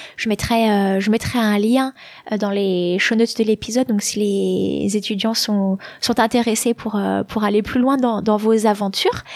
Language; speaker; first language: French; native; French